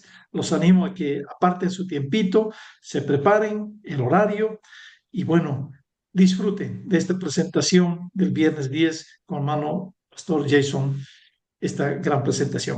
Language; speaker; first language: Spanish; native; Spanish